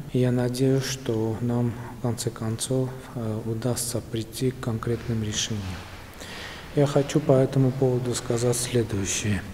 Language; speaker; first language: Russian; non-native, local second language; Armenian